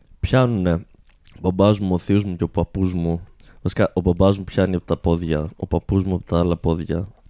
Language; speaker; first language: Greek; native; Greek